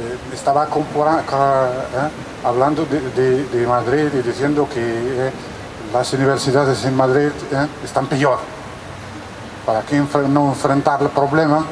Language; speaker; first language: Spanish; non-native, fluent; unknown